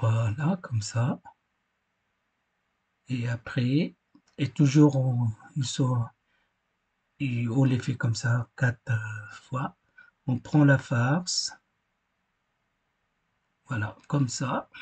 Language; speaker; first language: French; non-native, fluent; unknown